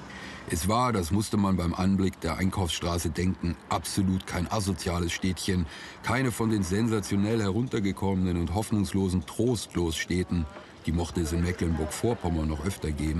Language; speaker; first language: German; native; German